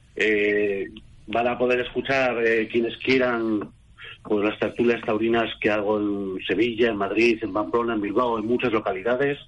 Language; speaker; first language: Spanish; native; Spanish